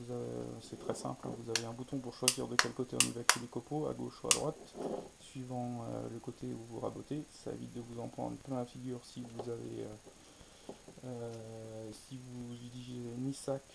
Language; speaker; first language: French; native; French